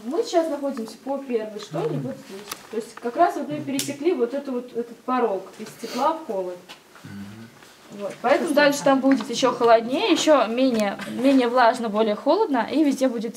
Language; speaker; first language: Russian; native; Russian